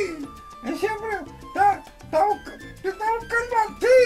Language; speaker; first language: Spanish; early bilingual, heritage; Spanish